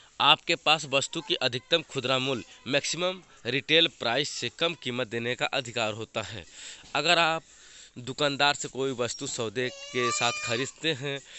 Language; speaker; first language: Hindi; native; Hindi